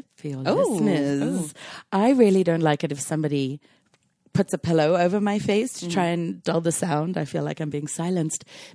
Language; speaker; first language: English; native; English